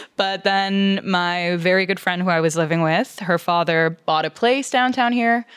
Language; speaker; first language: English; native; English